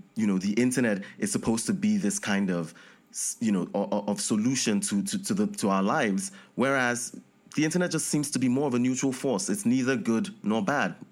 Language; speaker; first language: English; non-native, local second language; Yoruba